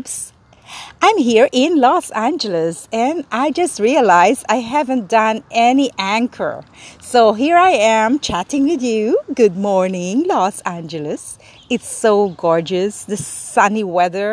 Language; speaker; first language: English; non-native, local second language; Filipino